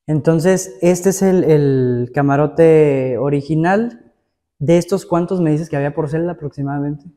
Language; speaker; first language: Spanish; native; Spanish